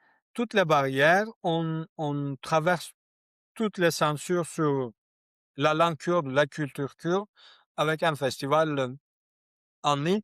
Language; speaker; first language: French; non-native, learner; Kurdish